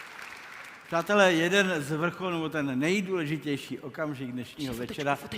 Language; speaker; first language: Czech; native; Czech